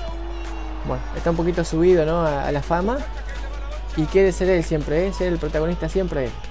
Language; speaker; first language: Spanish; native; Spanish